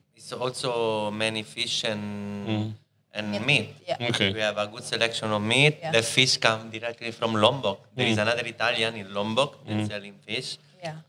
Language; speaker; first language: English; non-native, fluent; Italian